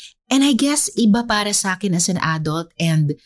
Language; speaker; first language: English; non-native, local second language; Filipino